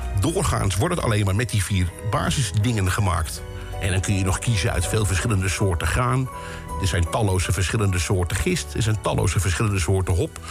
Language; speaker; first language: Dutch; native; Dutch